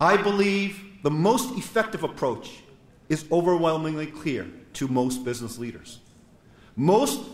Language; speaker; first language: English; non-native, fluent; Korean